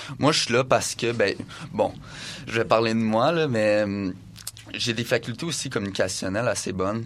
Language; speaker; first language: French; native; French